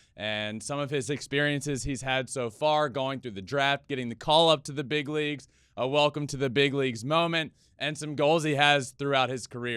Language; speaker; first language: English; native; English